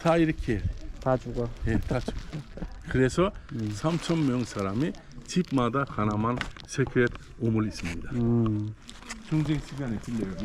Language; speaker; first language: Korean; non-native, learner; Uzbek